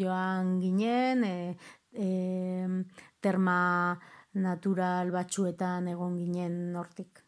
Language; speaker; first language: Basque; non-native, local second language; Spanish